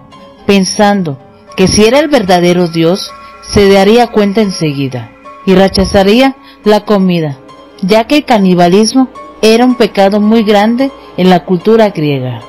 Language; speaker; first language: Spanish; native; Spanish